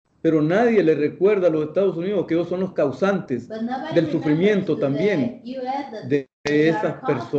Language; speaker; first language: Spanish; native; Spanish